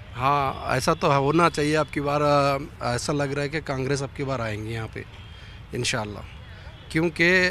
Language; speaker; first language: Hindi; native; Hindi